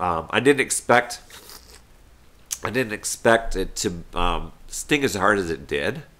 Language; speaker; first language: English; native; English